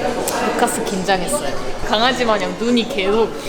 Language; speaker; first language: Korean; native; Korean